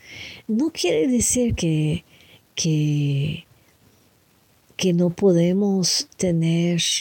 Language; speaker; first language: Spanish; non-native, learner; English